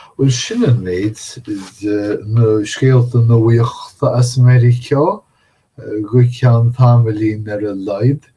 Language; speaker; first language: Irish; non-native, fluent; English